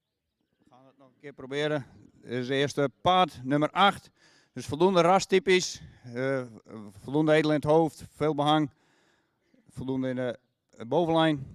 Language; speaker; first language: Dutch; native; Dutch